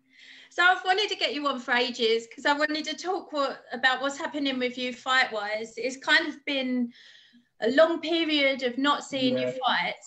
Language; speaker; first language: English; native; English